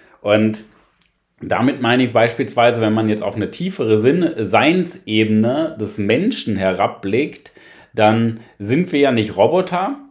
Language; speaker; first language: German; native; German